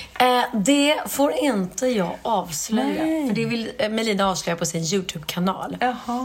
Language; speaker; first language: Swedish; native; Swedish